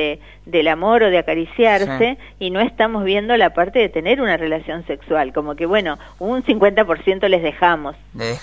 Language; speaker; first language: Spanish; native; Spanish